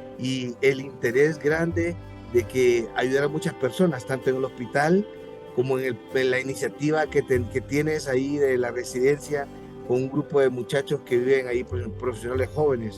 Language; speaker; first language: Spanish; native; Spanish